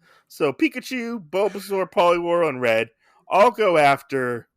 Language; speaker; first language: English; native; English